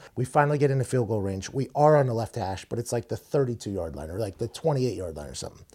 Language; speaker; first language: English; native; English